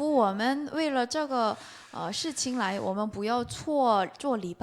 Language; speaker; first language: Chinese; non-native, learner; Korean